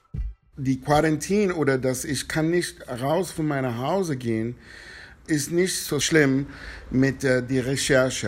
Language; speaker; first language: German; non-native, fluent; Spanish